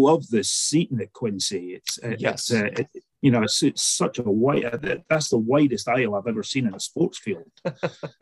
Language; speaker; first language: English; native; English